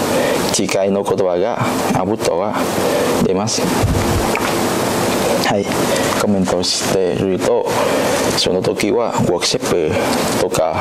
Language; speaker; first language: Japanese; non-native, learner; Vietnamese